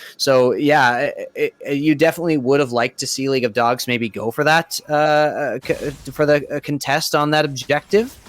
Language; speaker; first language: English; native; English